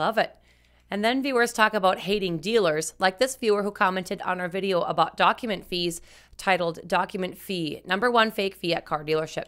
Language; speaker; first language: English; native; English